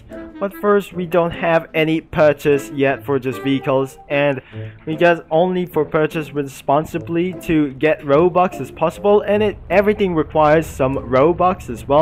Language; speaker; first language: English; non-native, learner; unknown